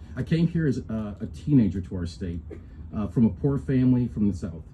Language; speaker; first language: English; native; English